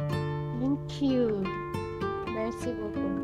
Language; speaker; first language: French; non-native, learner; English